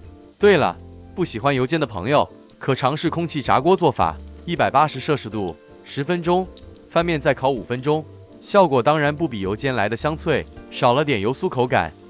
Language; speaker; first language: Chinese; native; Chinese